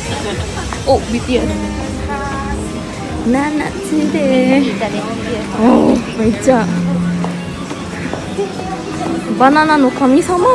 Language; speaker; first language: Japanese; non-native, fluent; Indonesian